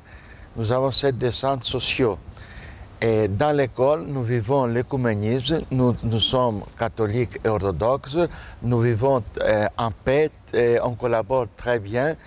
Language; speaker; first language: French; non-native, fluent; Greek